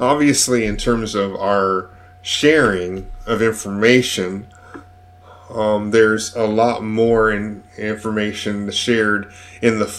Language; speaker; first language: English; native; English